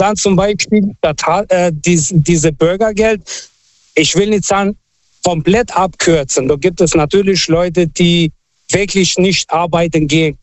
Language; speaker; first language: German; non-native, fluent; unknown